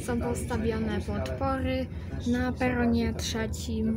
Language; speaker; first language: Polish; native; Polish